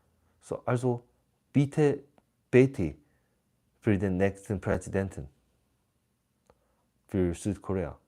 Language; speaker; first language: German; non-native, learner; Korean